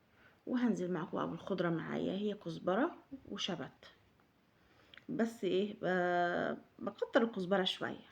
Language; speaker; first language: Arabic; native; Arabic